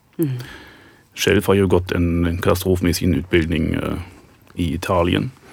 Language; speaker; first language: Swedish; non-native, fluent; German